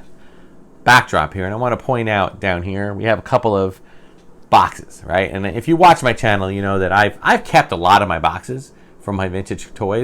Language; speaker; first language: English; native; English